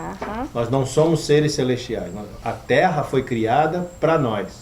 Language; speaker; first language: Portuguese; native; Portuguese